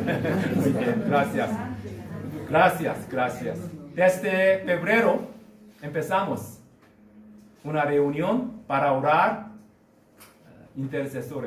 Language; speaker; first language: Spanish; non-native, learner; Korean